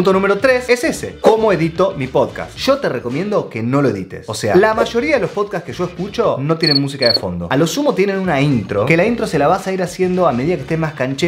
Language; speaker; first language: Spanish; native; Spanish